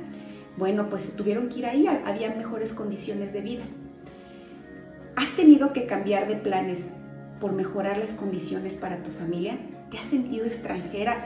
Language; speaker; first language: Spanish; native; Spanish